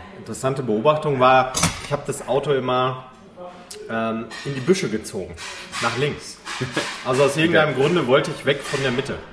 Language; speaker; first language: German; native; German